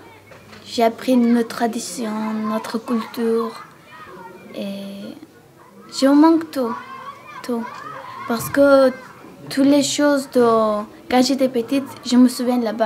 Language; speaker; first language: French; non-native, learner; Georgian